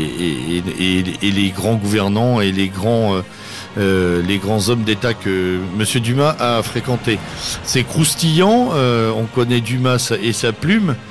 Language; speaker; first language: French; native; French